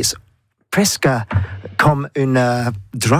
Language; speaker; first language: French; non-native, learner; English